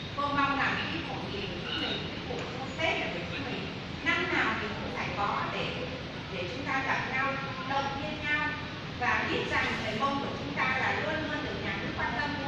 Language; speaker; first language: Vietnamese; non-native, local second language; Hmong